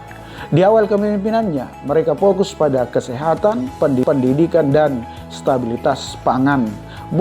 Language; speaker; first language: Indonesian; native; Indonesian